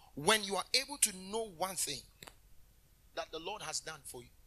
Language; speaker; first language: English; non-native, local second language; Akan